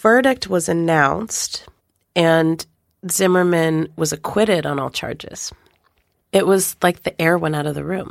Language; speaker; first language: English; native; English